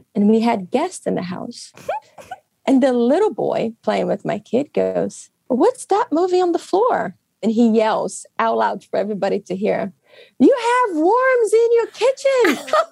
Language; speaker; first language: English; non-native, fluent; Portuguese